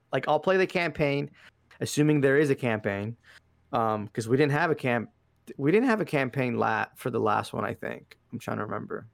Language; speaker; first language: English; early bilingual, other home language; Arabic